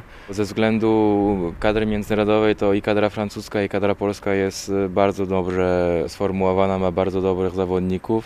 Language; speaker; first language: Polish; early bilingual, heritage; French